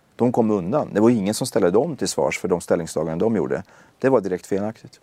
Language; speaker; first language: Swedish; early bilingual, other home language; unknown